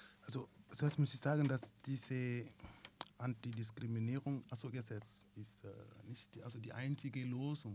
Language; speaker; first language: German; non-native, learner; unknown